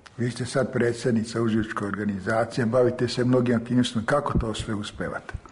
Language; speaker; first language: Serbian; native; Serbian